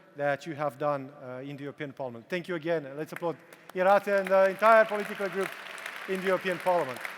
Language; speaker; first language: English; non-native, fluent; Romanian